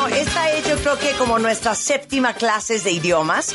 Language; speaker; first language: Spanish; native; Spanish